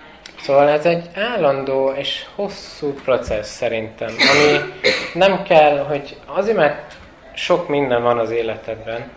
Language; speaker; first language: Hungarian; non-native, fluent; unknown